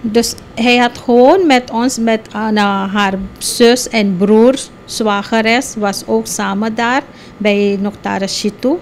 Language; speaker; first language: Dutch; non-native, local second language; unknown